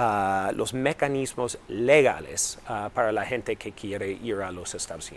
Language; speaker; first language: Spanish; non-native, fluent; English